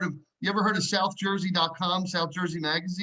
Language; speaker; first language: English; native; English